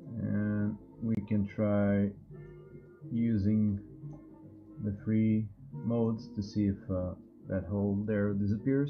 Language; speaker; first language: English; non-native, fluent; Portuguese